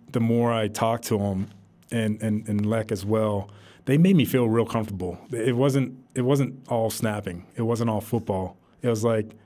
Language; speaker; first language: English; native; English